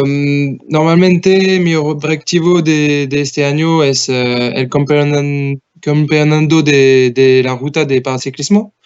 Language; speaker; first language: Spanish; non-native, learner; French